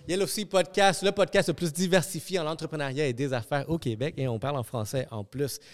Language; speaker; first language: French; early bilingual, other home language; Spanish